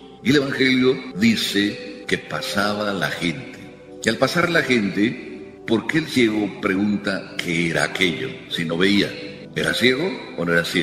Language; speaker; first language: Spanish; native; Spanish